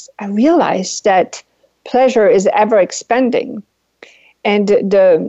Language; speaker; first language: English; non-native, fluent; French